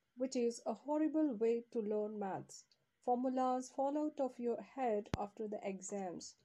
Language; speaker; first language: English; non-native, local second language; Kannada